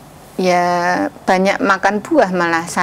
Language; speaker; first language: Indonesian; native; Indonesian